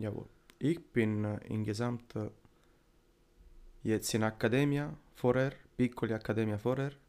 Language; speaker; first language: German; non-native, learner; Italian